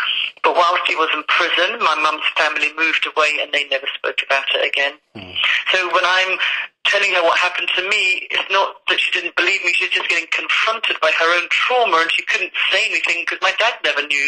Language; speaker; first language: English; native; English